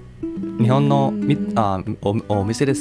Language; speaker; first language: Japanese; non-native, learner; Thai